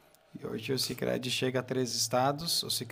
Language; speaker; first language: Portuguese; native; Portuguese